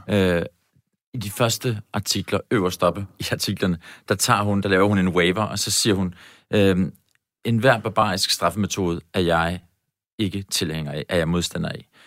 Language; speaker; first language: Danish; native; Danish